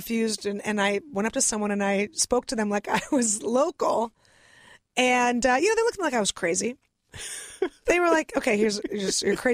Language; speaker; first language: English; early bilingual, other home language; Russian